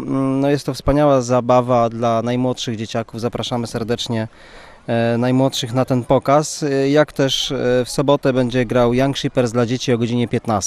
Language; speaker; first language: Polish; native; Polish